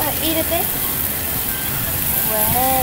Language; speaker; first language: Japanese; non-native, fluent; Spanish